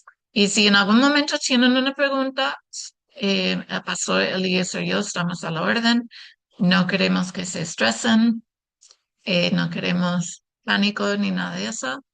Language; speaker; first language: Spanish; non-native, fluent; English